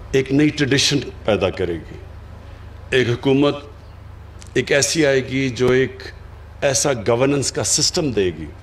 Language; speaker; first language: Urdu; native; Urdu